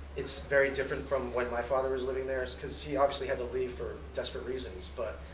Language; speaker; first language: English; native; English